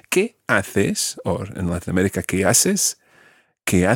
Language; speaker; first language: Spanish; non-native, fluent; English